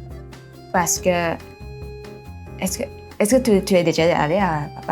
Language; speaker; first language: French; non-native, fluent; Thai